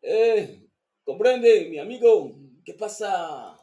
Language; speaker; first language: Spanish; non-native, learner; English